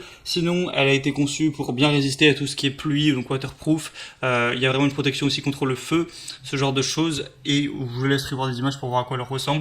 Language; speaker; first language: French; native; French